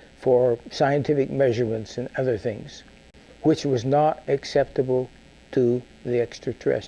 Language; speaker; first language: English; native; English